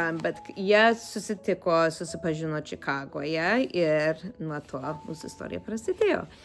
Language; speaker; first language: Lithuanian; early bilingual, heritage; Lithuanian